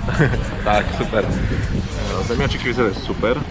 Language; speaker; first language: Slovak; native; Slovak